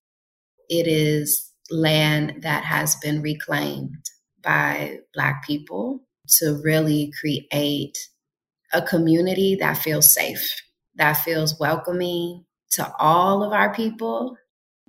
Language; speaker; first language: English; native; English